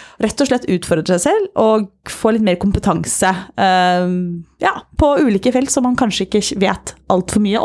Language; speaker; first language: Norwegian; native; Norwegian